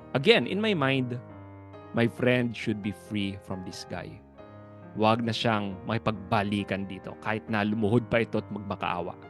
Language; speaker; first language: Filipino; native; Filipino